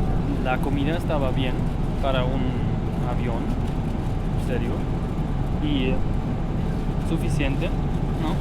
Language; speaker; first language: Spanish; non-native, learner; German